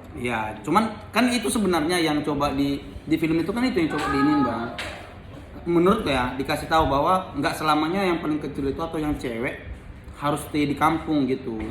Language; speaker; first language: Indonesian; native; Indonesian